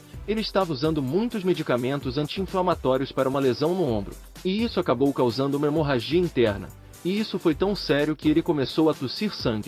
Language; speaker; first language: Portuguese; native; Portuguese